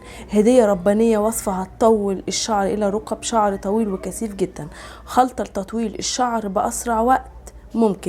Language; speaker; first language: Arabic; native; Arabic